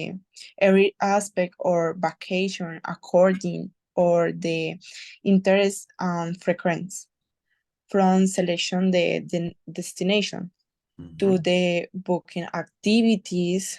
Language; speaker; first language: English; non-native, learner; Spanish